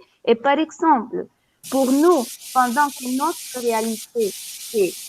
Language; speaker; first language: French; non-native, fluent; Spanish